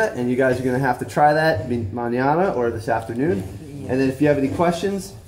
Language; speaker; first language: English; native; English